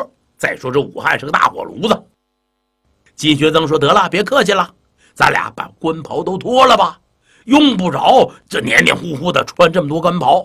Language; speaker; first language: Chinese; native; Chinese